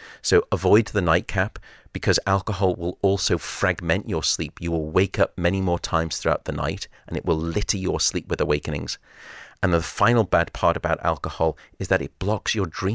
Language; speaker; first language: English; native; English